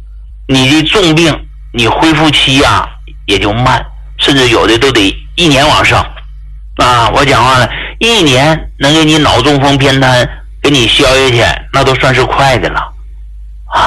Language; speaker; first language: Chinese; native; Chinese